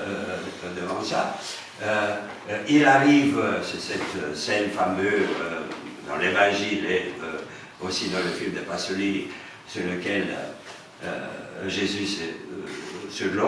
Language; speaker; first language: French; non-native, fluent; Romanian